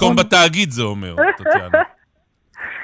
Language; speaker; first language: Hebrew; native; Hebrew